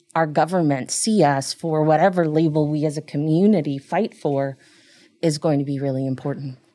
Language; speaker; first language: English; early bilingual, other home language; Spanish